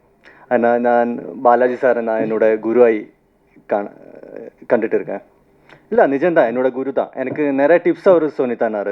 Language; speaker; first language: Tamil; non-native, learner; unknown